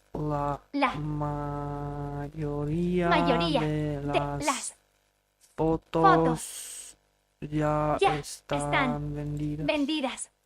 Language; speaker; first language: Spanish; non-native, learner; English